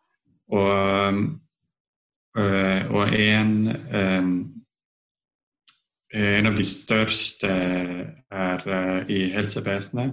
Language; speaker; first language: Norwegian; non-native, fluent; Estonian